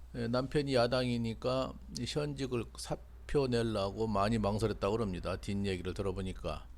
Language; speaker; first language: Korean; native; Korean